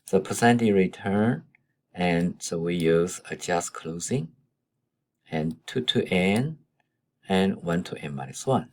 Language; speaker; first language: English; non-native, fluent; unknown